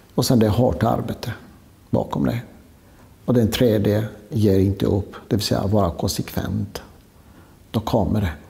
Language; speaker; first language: Swedish; non-native, fluent; Greek